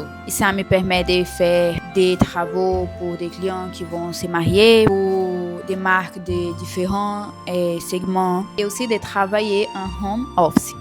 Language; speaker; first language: French; non-native, learner; Portuguese